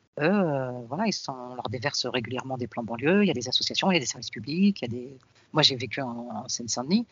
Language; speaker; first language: French; early bilingual, other home language; Arabic